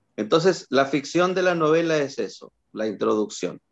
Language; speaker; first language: Spanish; native; Spanish